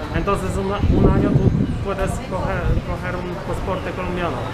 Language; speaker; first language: Spanish; non-native, learner; Polish